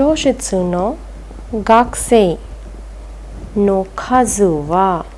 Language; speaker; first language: Japanese; non-native, fluent; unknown